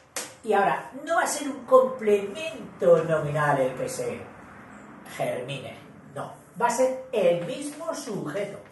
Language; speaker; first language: Spanish; native; Spanish